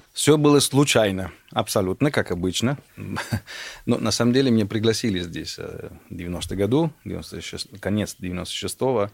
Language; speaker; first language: Russian; non-native, fluent; Italian